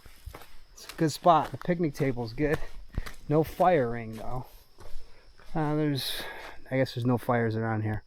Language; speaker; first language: English; native; English